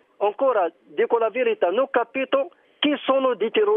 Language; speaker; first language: Italian; non-native, learner; Arabic